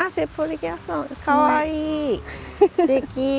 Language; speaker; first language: French; non-native, learner; Japanese